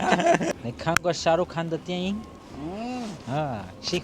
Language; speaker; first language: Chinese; non-native, fluent; Hindi